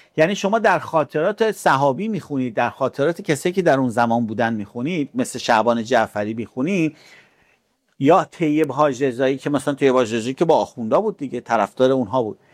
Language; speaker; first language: Persian; native; Persian